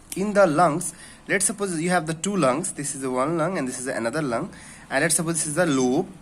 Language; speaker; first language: English; non-native, local second language; Nepali